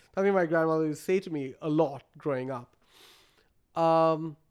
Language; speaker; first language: English; non-native, local second language; Malayalam